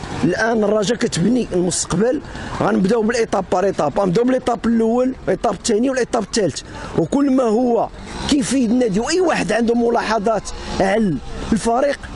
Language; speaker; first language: Arabic; native; Arabic